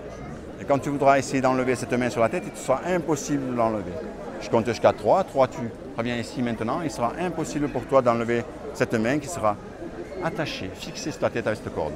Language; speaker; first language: French; native; French